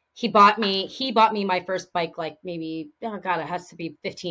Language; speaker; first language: English; native; English